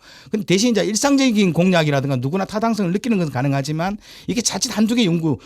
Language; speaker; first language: Korean; native; Korean